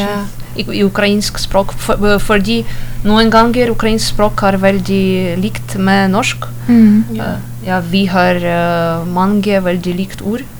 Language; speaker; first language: Norwegian; non-native, learner; Ukrainian